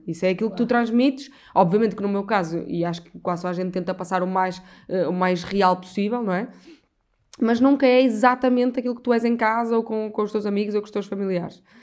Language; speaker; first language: Portuguese; native; Portuguese